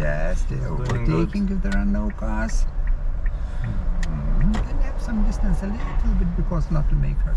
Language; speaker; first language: English; non-native, learner; Lithuanian